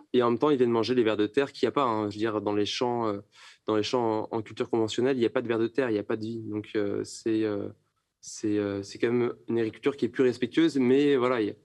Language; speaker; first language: French; native; French